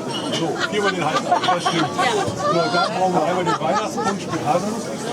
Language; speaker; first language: German; native; German